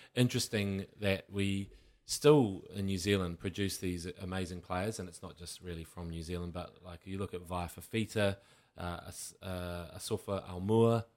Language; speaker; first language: English; native; English